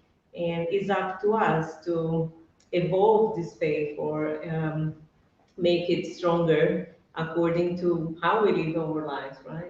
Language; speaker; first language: English; non-native, fluent; Portuguese